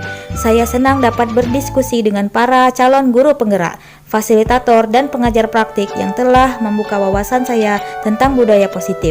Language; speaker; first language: Indonesian; native; Indonesian